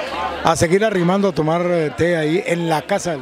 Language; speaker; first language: Spanish; native; Spanish